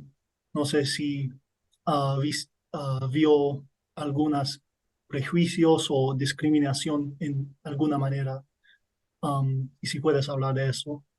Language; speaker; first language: Spanish; non-native, learner; English